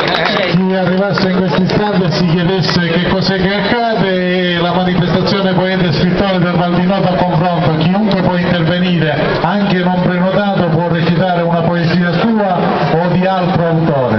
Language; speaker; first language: Italian; native; Italian